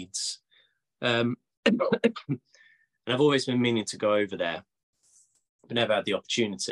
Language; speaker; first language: English; native; English